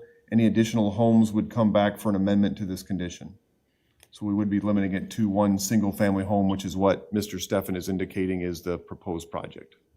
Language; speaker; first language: English; native; English